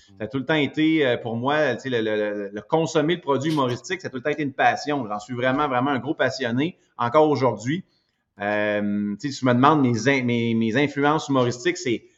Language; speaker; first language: French; native; French